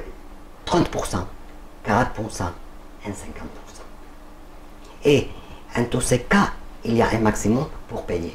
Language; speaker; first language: French; non-native, learner; Spanish